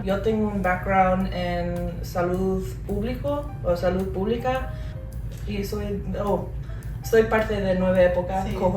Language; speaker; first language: Spanish; early bilingual, heritage; English